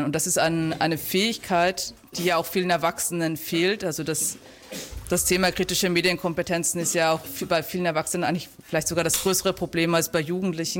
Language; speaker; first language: German; native; German